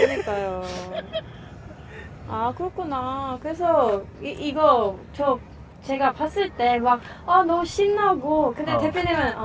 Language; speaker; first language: Korean; non-native, fluent; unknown